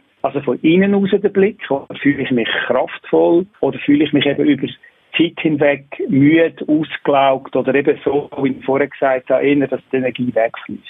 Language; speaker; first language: German; native; German